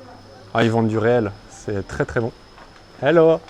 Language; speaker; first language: French; native; French